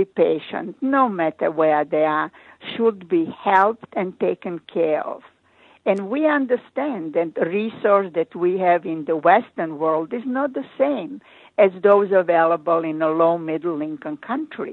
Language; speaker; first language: English; non-native, fluent; Croatian